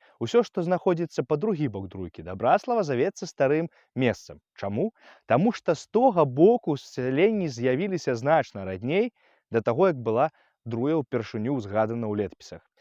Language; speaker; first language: Belarusian; native; Belarusian